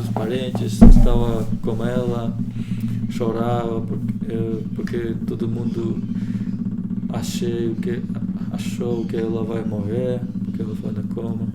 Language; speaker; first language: Portuguese; non-native, learner; Russian